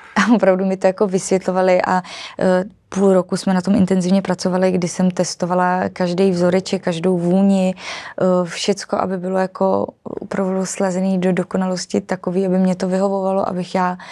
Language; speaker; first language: Czech; native; Czech